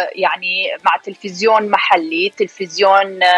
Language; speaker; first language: Arabic; native; Arabic